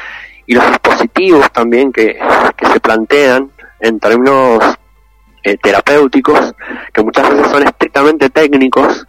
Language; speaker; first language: Spanish; native; Spanish